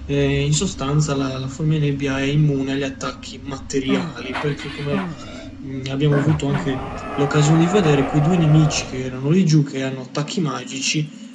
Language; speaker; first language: Italian; native; Italian